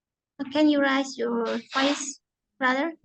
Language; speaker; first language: English; non-native, fluent; Indonesian